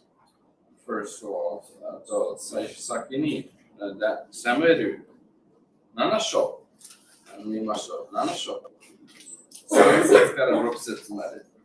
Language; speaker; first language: Japanese; non-native, fluent; English